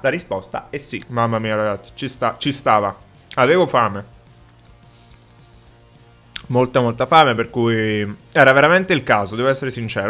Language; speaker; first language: Italian; native; Italian